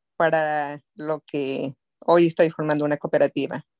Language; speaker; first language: Spanish; native; Spanish